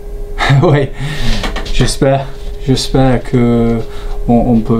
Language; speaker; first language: French; non-native, learner; English